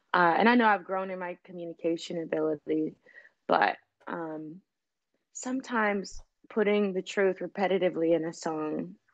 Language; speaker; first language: English; native; English